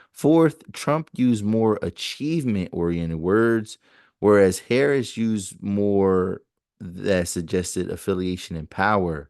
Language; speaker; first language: English; native; English